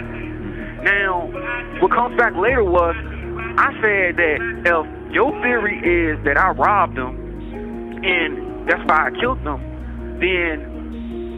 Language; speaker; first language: English; native; English